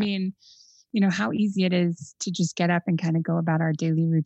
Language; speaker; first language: English; native; English